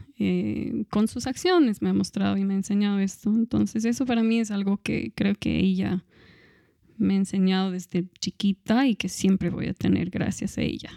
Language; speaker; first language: Spanish; non-native, fluent; English